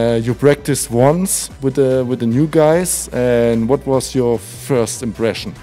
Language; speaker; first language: English; non-native, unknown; German